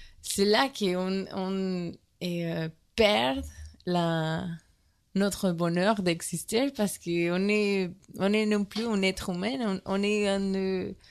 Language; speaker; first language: French; non-native, learner; Spanish